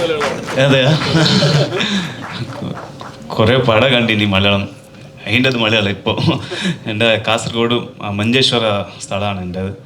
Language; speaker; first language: Malayalam; non-native, local second language; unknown